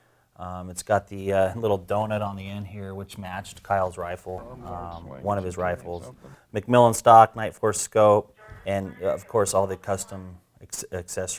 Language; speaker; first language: English; native; English